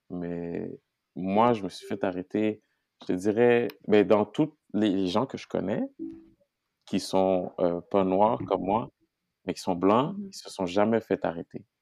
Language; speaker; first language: French; non-native, local second language; Haitian Creole